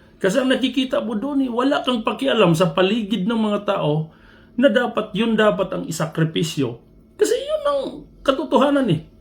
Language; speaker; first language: Filipino; non-native, local second language; Cebuano